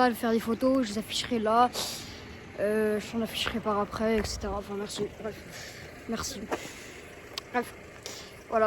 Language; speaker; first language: French; native; French